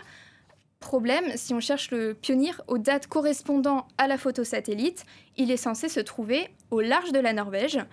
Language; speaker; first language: French; native; French